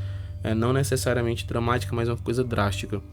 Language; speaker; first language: Portuguese; native; Portuguese